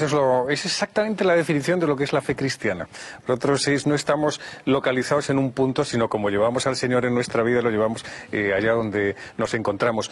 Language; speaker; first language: Spanish; native; Spanish